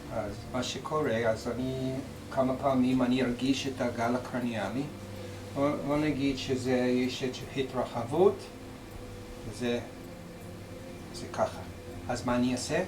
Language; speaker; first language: Hebrew; non-native, fluent; English